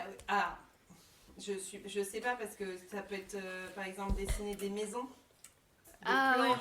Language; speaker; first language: French; native; French